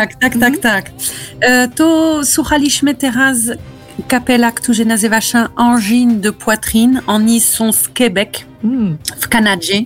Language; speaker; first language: Polish; non-native, learner; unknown